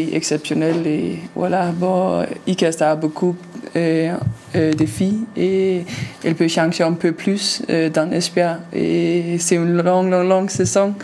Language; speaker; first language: French; non-native, learner; Danish